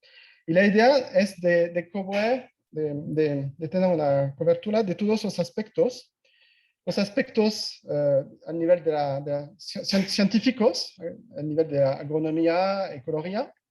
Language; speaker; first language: Spanish; non-native, fluent; French